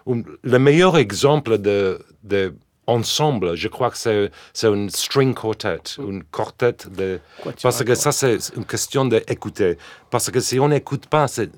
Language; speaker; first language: French; non-native, fluent; English